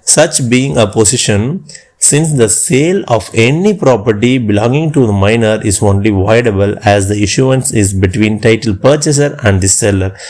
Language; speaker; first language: English; non-native, local second language; Tamil